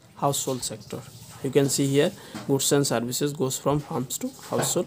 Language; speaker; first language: English; non-native, local second language; Assamese